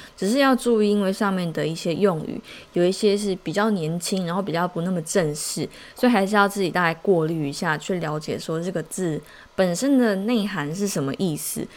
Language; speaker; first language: Chinese; native; Chinese